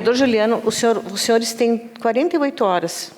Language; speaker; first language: Portuguese; native; Portuguese